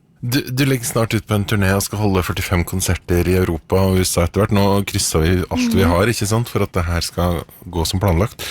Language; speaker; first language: Norwegian; native; Norwegian